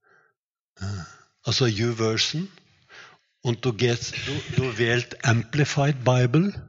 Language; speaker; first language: German; non-native, fluent; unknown